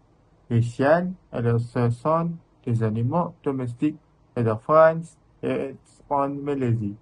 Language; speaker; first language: French; non-native, learner; Malay